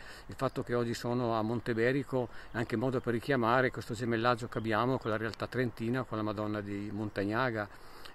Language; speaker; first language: Italian; native; Italian